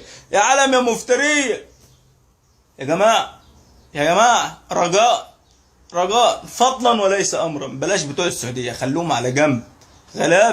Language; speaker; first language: Arabic; native; Arabic